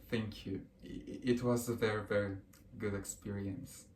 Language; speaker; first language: English; early bilingual, other home language; Russian